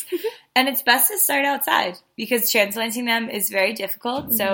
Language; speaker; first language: English; native; English